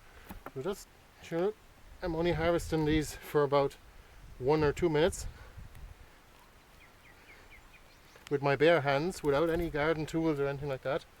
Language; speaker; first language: English; native; English